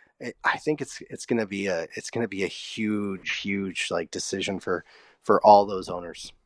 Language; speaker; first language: English; native; English